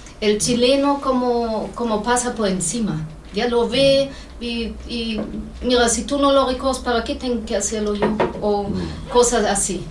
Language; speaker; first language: Spanish; non-native, fluent; German